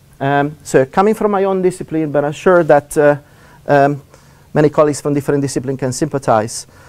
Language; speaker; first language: English; non-native, fluent; Italian